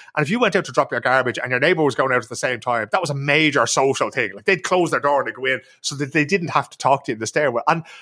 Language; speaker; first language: English; native; English